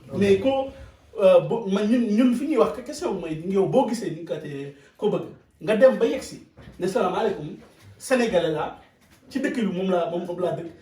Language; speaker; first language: Wolof; non-native, local second language; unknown